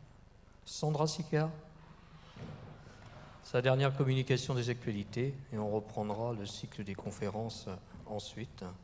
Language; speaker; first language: French; native; French